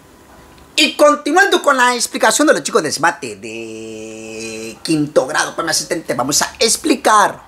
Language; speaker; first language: Spanish; native; Spanish